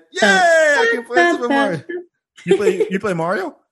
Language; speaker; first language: English; non-native, fluent; Wolof